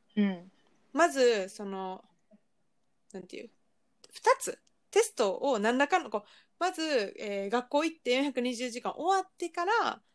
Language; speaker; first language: Japanese; native; Japanese